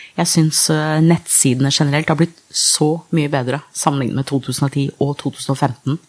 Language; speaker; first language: Norwegian; early bilingual, other home language; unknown